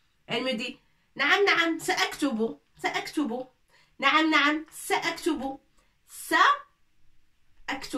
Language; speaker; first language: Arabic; non-native, fluent; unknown